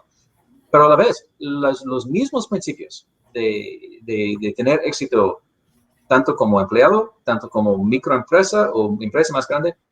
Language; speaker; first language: Spanish; non-native, fluent; English